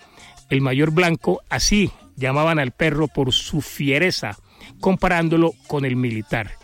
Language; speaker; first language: Spanish; native; Spanish